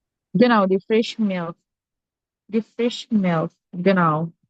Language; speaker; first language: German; non-native, learner; Indonesian